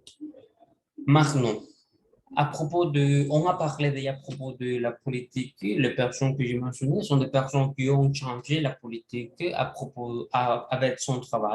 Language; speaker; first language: French; non-native, learner; Spanish